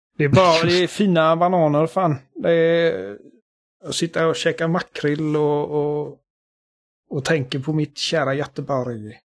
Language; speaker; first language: Swedish; native; Swedish